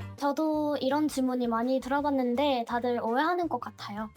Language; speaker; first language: Korean; non-native, fluent; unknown